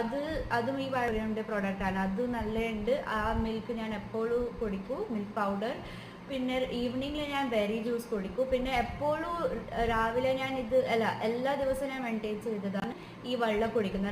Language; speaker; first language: Malayalam; early bilingual, heritage; Malayalam